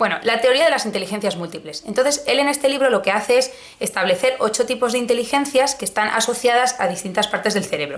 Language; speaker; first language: Spanish; native; Spanish